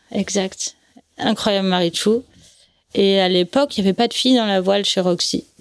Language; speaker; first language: French; native; French